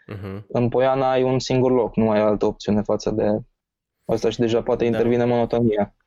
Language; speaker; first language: Romanian; native; Romanian